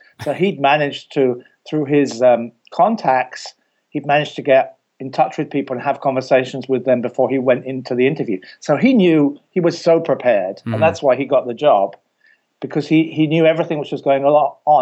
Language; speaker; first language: English; native; English